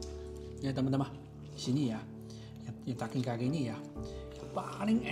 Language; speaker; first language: Indonesian; non-native, learner; Chinese